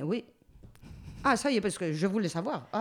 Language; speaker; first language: French; non-native, fluent; Spanish